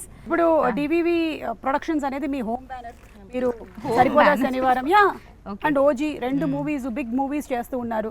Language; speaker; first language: Telugu; native; Telugu